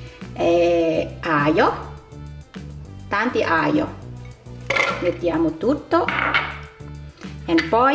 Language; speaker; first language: Italian; non-native, learner; Thai